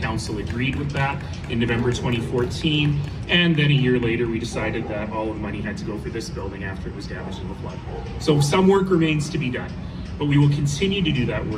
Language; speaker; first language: English; native; English